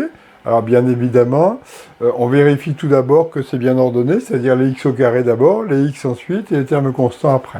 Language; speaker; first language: French; native; French